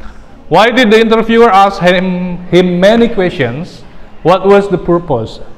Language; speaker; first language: English; non-native, fluent; Indonesian